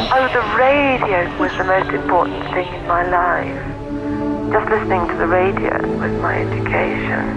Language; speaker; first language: English; native; English